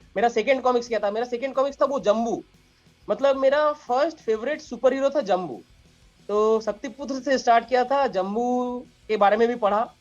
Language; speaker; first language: Hindi; non-native, local second language; Bangla